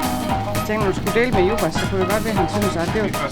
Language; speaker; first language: Danish; non-native, local second language; German